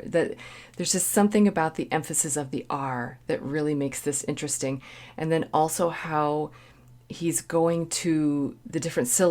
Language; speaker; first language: English; native; English